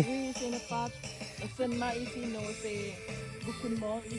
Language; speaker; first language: French; non-native, learner; Thai